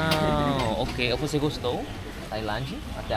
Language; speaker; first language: Portuguese; non-native, learner; Indonesian